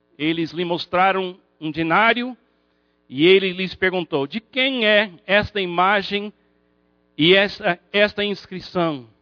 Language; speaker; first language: Portuguese; non-native, fluent; English